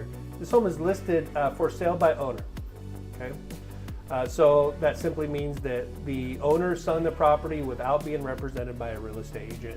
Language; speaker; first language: English; native; English